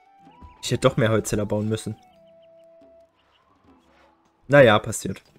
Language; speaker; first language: German; native; German